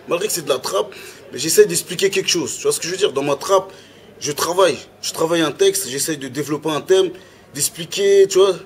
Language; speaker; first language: French; early bilingual, other home language; Lingala